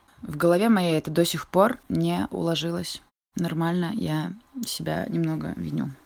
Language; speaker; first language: Russian; native; Russian